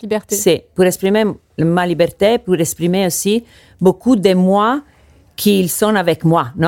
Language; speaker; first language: French; non-native, learner; Italian